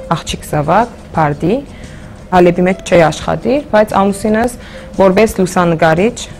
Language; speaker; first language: Armenian; early bilingual, heritage; Armenian